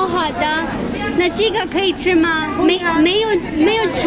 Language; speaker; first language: Chinese; non-native, learner; Khowar